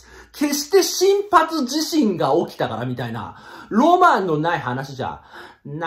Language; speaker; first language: Japanese; native; Japanese